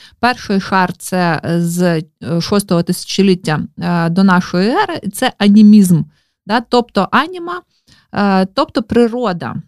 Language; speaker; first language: Ukrainian; non-native, local second language; Russian